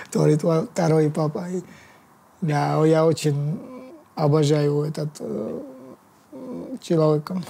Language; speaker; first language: Russian; non-native, learner; Georgian